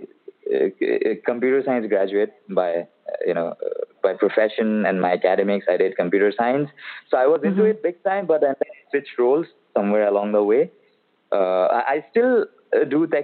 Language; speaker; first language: English; non-native, local second language; Assamese